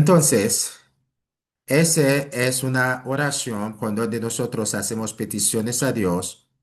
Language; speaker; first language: Spanish; non-native, fluent; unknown